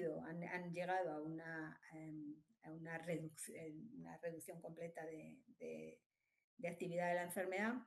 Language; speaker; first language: Spanish; native; Spanish